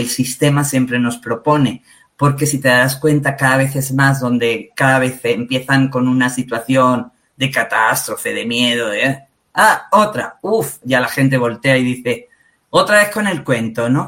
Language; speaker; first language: Spanish; native; Spanish